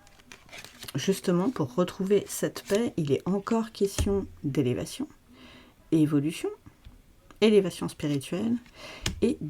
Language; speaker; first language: French; native; French